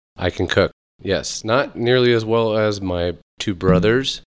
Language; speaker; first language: English; native; English